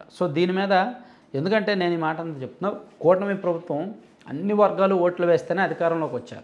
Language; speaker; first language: Telugu; native; Telugu